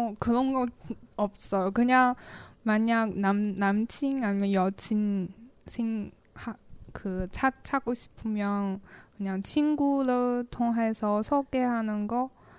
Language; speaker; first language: Korean; non-native, fluent; Chinese